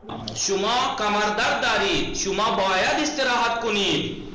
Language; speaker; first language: Persian; non-native, fluent; Urdu